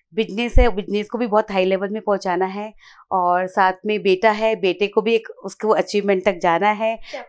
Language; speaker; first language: Hindi; native; Hindi